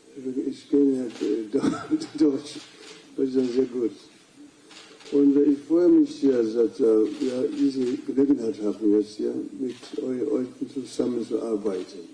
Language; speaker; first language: German; non-native, fluent; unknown